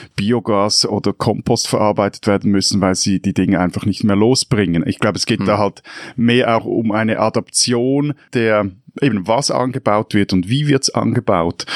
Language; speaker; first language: German; native; German